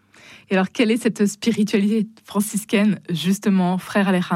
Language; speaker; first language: French; native; French